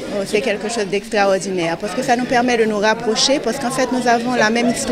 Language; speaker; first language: French; non-native, local second language; Haitian Creole